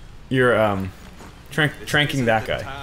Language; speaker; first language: English; native; English